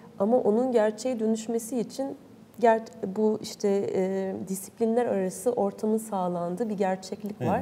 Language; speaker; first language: Turkish; native; Turkish